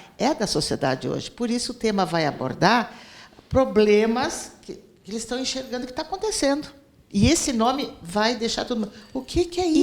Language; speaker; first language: Portuguese; native; Portuguese